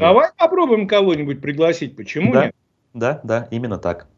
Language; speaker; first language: Russian; native; Russian